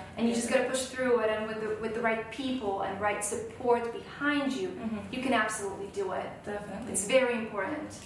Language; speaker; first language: English; non-native, fluent; Slovak